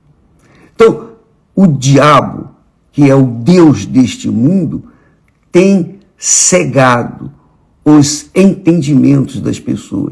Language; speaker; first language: Portuguese; native; Portuguese